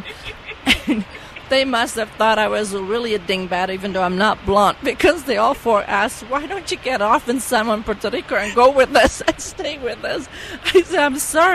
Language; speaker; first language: English; non-native, fluent; Dutch